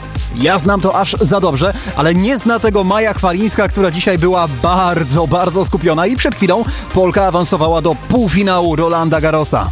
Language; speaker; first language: Polish; native; Polish